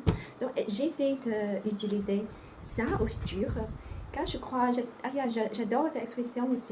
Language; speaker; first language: French; non-native, learner; Chinese